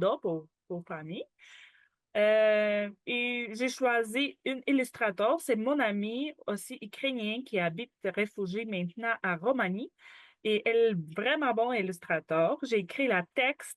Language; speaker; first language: French; non-native, learner; Ukrainian